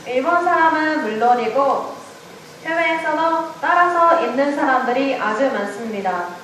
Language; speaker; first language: Korean; non-native, learner; Japanese